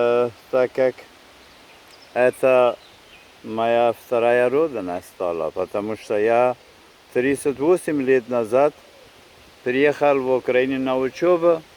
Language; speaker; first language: Russian; non-native, fluent; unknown